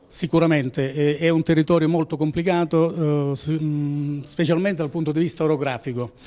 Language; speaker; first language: Italian; native; Italian